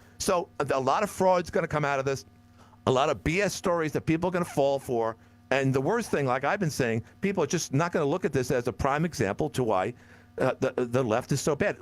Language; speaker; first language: English; native; English